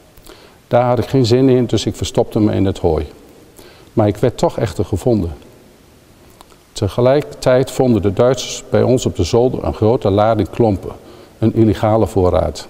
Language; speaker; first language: Dutch; native; Dutch